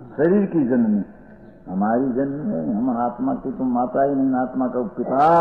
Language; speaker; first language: Hindi; non-native, local second language; Gujarati